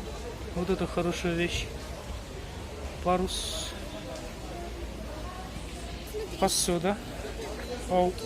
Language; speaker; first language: Russian; non-native, local second language; Kyrgyz